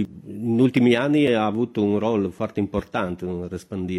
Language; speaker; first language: Romanian; non-native, fluent; Italian